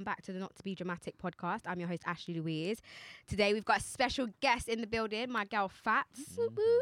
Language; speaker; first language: English; native; English